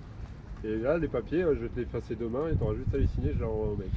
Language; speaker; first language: French; native; French